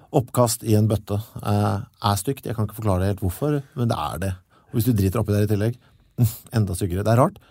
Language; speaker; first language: Norwegian; native; Norwegian